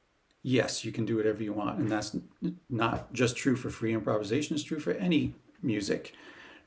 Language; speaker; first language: English; native; English